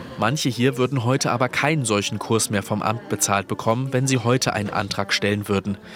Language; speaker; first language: German; native; German